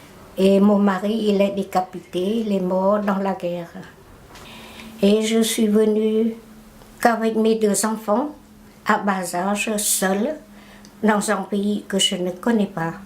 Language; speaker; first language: French; non-native, fluent; Khmer